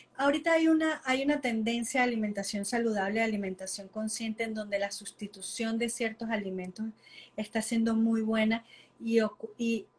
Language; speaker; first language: Spanish; native; Spanish